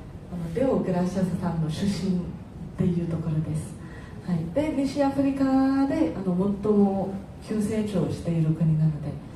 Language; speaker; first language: Japanese; non-native, fluent; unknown